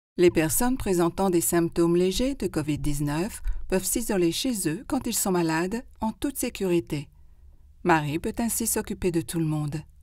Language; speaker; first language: French; native; French